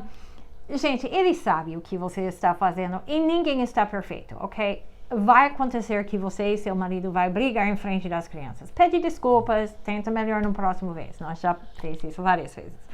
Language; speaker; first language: Portuguese; non-native, fluent; English